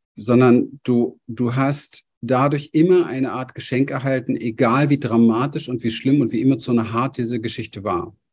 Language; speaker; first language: German; native; German